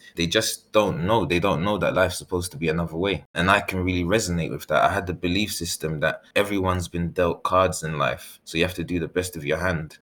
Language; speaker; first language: English; native; English